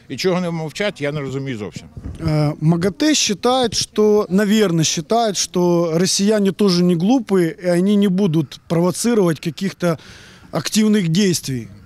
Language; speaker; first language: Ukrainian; non-native, local second language; Russian